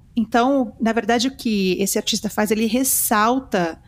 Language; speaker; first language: Portuguese; early bilingual, heritage; Portuguese